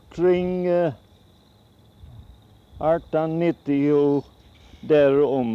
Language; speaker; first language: Swedish; early bilingual, heritage; Swedish